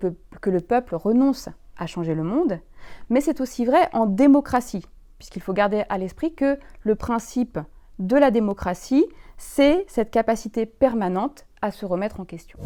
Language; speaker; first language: French; native; French